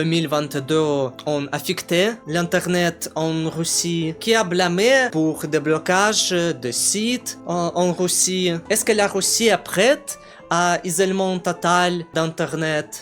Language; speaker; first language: French; non-native, learner; Russian